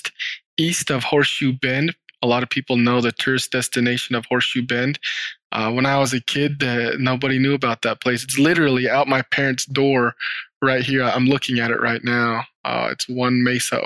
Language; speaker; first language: English; early bilingual, other home language; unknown